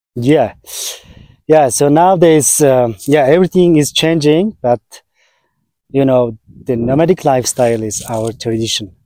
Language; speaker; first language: English; non-native, learner; Mongolian